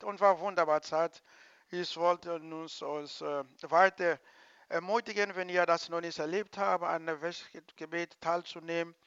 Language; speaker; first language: German; non-native, learner; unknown